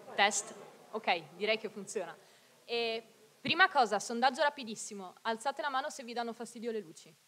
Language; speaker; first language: Italian; native; Italian